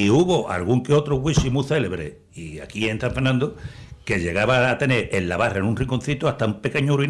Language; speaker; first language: Spanish; native; Spanish